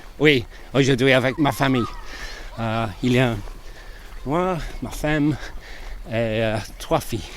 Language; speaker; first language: French; non-native, learner; English